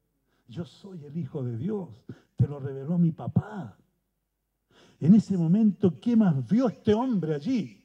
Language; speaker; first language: Spanish; native; Spanish